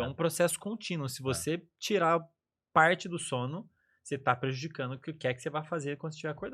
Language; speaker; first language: Portuguese; native; Portuguese